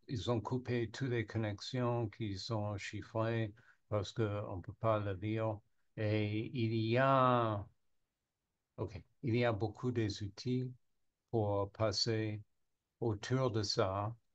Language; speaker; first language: French; non-native, learner; English